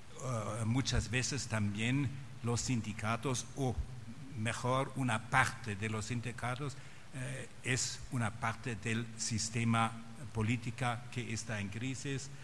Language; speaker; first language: Spanish; non-native, fluent; German